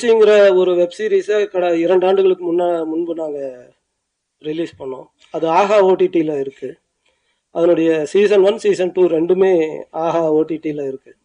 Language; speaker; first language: Tamil; native; Tamil